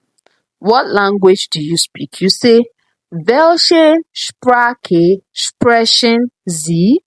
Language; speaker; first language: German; non-native, learner; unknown